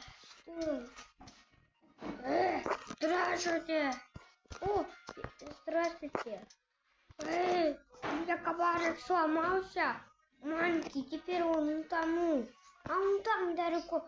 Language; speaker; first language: Russian; non-native, local second language; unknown